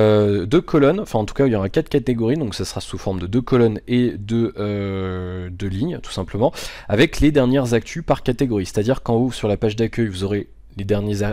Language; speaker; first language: French; native; French